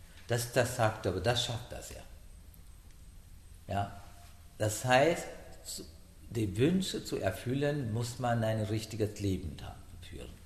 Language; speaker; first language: German; non-native, learner; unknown